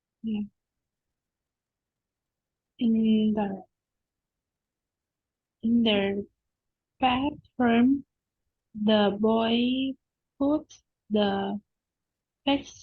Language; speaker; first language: English; non-native, learner; Vietnamese